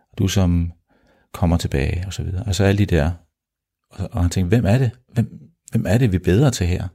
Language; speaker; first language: Danish; early bilingual, heritage; Danish